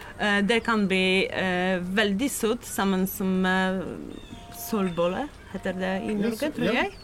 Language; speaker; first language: Norwegian; non-native, learner; Polish